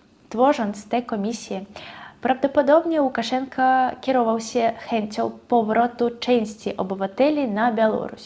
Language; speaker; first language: Polish; non-native, fluent; Russian